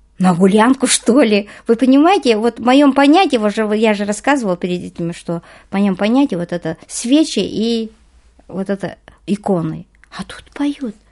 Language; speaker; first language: Russian; non-native, local second language; Kazakh